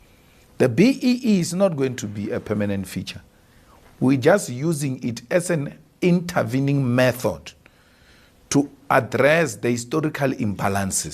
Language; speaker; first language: English; non-native, local second language; Northern Sotho